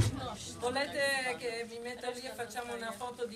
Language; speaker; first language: Italian; native; Italian